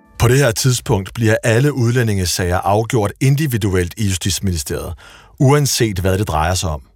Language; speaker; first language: Danish; early bilingual, other home language; Arabic